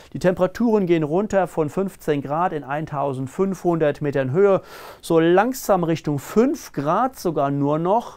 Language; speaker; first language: German; native; German